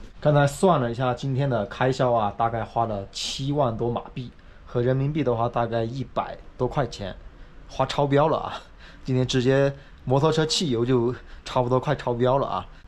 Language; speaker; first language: Chinese; native; Chinese